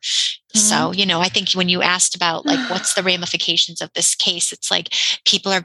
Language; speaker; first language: English; native; English